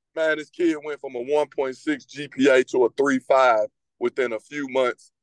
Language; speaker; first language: English; native; English